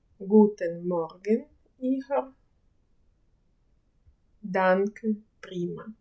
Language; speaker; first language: German; non-native, fluent; Ukrainian